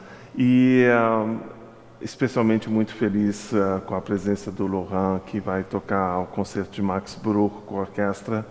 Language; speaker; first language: Portuguese; native; Portuguese